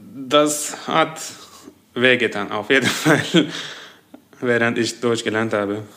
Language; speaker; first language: German; non-native, fluent; Turkish